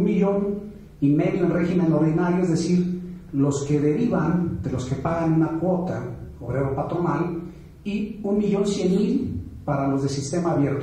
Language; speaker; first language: Spanish; native; Spanish